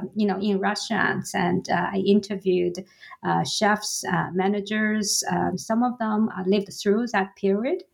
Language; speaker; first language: English; non-native, fluent; Chinese